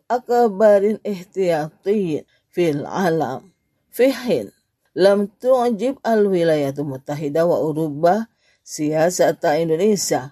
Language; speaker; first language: Arabic; non-native, fluent; Indonesian